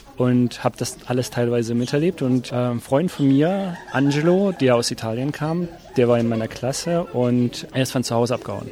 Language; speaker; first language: German; early bilingual, other home language; Russian